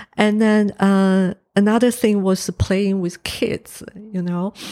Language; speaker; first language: English; non-native, fluent; Chinese